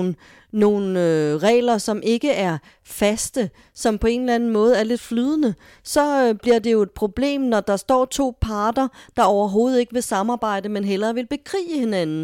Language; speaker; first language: Danish; native; Danish